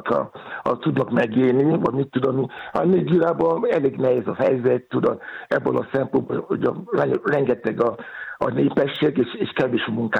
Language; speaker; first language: Hungarian; non-native, fluent; Yoruba